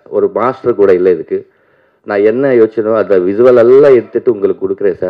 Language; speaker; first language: Tamil; non-native, learner; Telugu